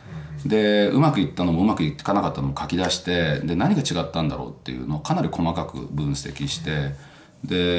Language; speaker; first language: Japanese; native; Japanese